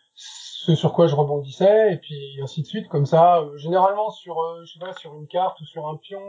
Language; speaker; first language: French; native; French